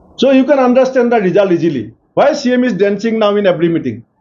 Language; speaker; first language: English; non-native, local second language; Assamese